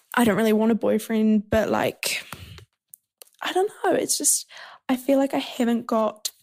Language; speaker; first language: English; native; English